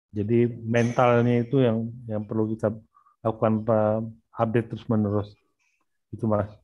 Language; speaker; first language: Indonesian; native; Indonesian